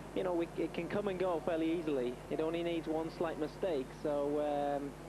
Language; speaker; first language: English; native; English